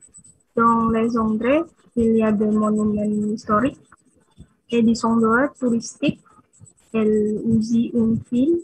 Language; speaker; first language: French; non-native, learner; Indonesian